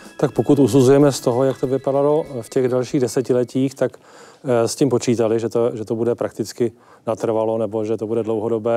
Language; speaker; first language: Czech; native; Czech